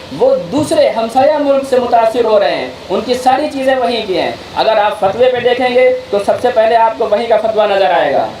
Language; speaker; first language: Urdu; native; Urdu